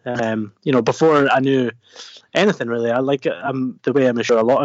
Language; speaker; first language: English; native; English